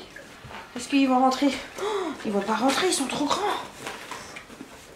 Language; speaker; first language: French; native; French